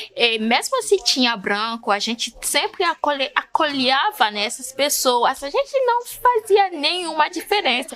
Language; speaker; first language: Portuguese; non-native, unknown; Fon